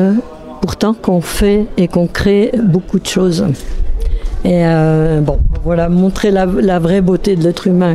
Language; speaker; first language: French; native; French